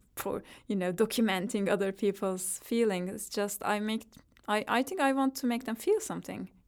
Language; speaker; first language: English; non-native, fluent; Turkish